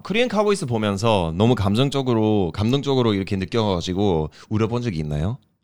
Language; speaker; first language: Korean; non-native, fluent; English